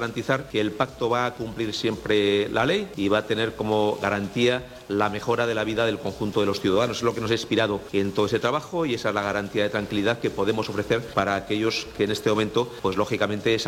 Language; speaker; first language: Spanish; non-native, fluent; English